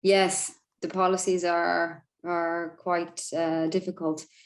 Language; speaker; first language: English; non-native, fluent; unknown